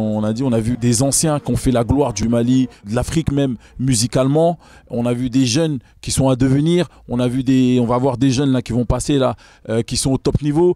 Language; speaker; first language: French; early bilingual, other home language; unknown